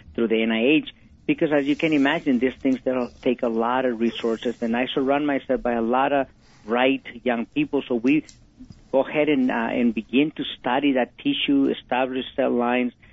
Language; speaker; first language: English; non-native, fluent; Spanish